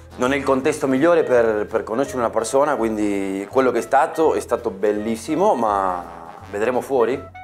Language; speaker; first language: Italian; non-native, fluent; Spanish